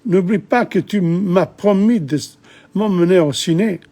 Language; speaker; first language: French; non-native, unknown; English